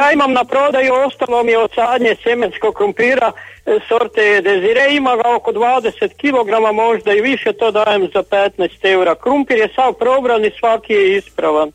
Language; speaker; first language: Croatian; native; Croatian